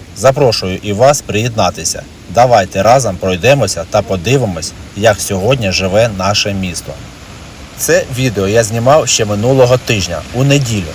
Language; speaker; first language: Ukrainian; native; Ukrainian